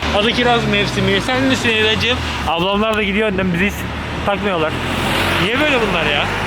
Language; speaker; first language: Turkish; native; Turkish